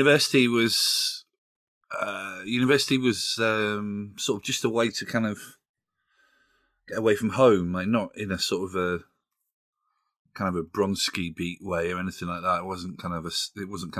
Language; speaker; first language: English; native; English